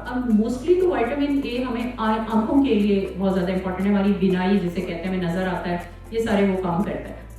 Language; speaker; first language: Urdu; native; Urdu